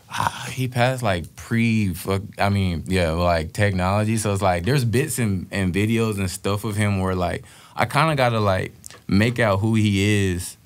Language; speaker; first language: English; native; English